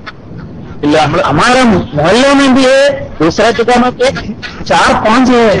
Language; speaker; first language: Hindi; non-native, local second language; Malayalam